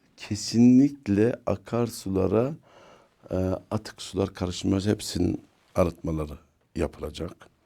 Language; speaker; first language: Turkish; native; Turkish